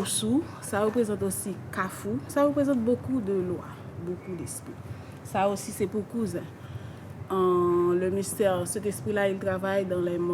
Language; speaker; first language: French; non-native, local second language; Haitian Creole